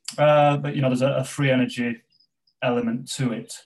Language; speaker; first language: English; native; English